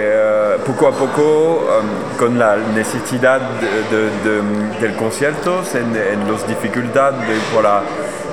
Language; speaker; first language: Spanish; non-native, learner; French